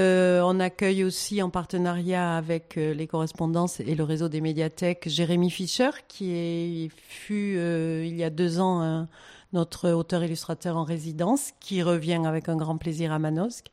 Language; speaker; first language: French; native; French